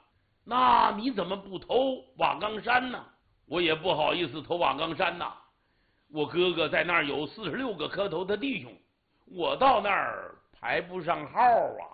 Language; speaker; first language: Chinese; native; Chinese